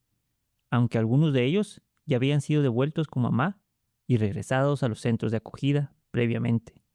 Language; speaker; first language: Spanish; native; Spanish